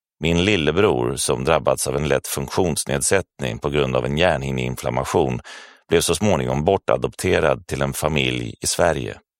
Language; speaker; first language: Swedish; native; Swedish